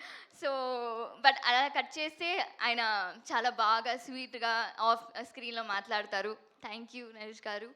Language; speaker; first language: Telugu; non-native, fluent; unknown